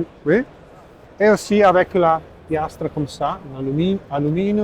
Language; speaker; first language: French; non-native, learner; Italian